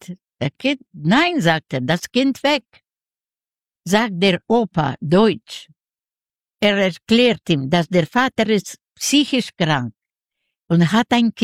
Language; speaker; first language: German; non-native, learner; Yiddish